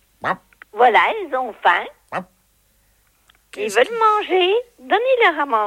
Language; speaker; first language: French; native; French